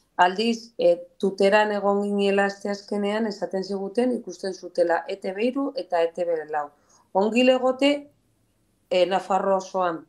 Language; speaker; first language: Basque; non-native, local second language; Spanish